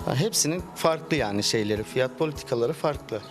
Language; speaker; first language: Turkish; native; Turkish